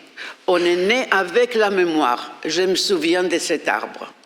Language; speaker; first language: French; non-native, fluent; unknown